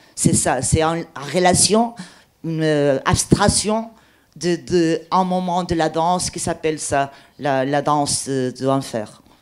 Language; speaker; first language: French; non-native, learner; Portuguese